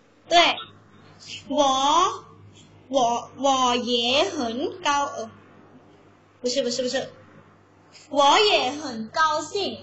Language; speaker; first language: Chinese; non-native, learner; Thai